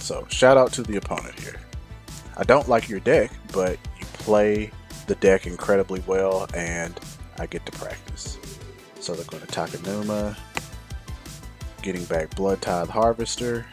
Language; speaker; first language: English; native; English